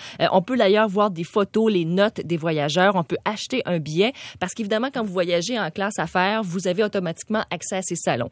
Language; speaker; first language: French; native; French